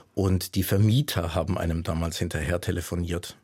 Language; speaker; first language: German; native; German